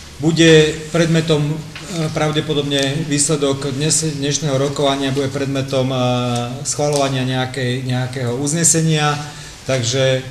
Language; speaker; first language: Slovak; native; Slovak